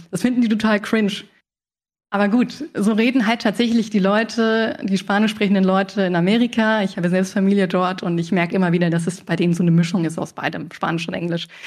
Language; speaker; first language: German; early bilingual, other home language; Spanish